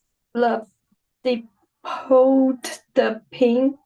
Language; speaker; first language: French; non-native, learner; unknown